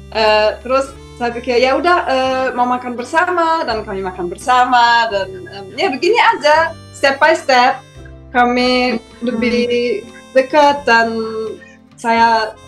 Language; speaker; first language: Indonesian; non-native, fluent; German